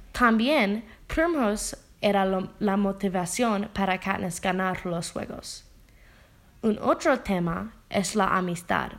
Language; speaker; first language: Spanish; non-native, learner; English